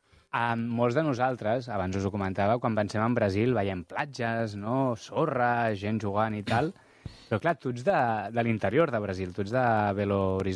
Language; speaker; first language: Catalan; native; Catalan